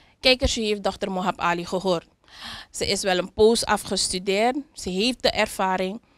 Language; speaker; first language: Dutch; native; Dutch